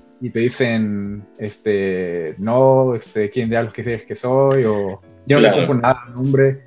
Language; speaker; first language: Spanish; early bilingual, heritage; Spanish